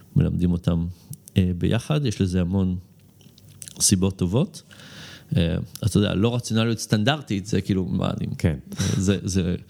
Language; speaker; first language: Hebrew; early bilingual, other home language; English